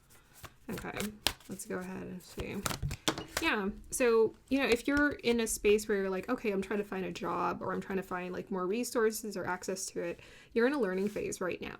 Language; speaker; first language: English; native; English